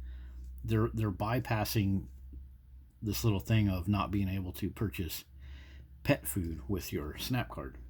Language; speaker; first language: English; native; English